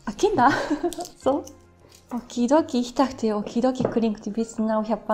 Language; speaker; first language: German; non-native, fluent; Japanese